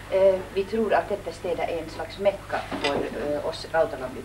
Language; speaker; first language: Swedish; non-native, learner; Finnish